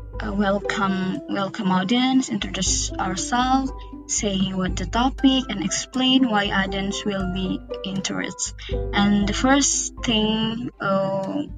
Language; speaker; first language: English; non-native, learner; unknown